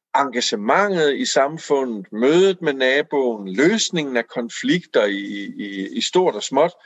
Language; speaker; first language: Danish; native; Danish